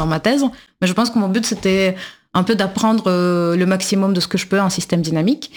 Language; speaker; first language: French; non-native, fluent; Russian